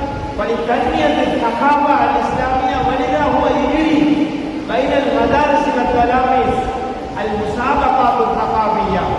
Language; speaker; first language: Arabic; non-native, learner; Tamil